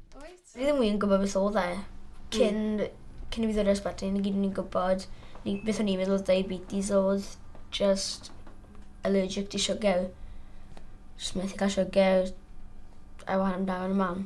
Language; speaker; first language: Welsh; native; Welsh